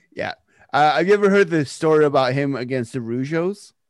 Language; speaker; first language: English; native; English